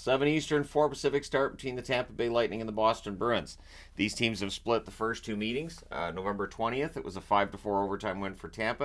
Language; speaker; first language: English; native; English